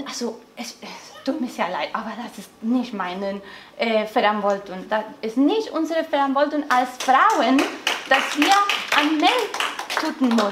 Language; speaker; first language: German; non-native, learner; Spanish